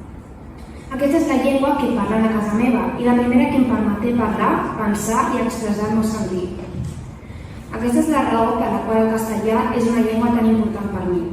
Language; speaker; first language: Catalan; non-native, local second language; Spanish